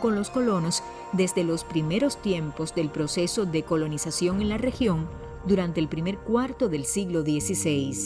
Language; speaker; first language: Spanish; native; Spanish